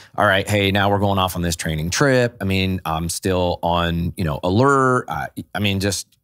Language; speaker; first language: English; native; English